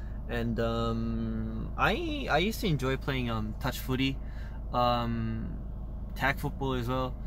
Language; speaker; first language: English; early bilingual, other home language; Korean